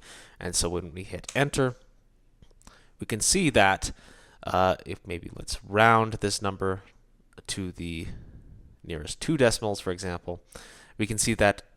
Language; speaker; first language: English; native; English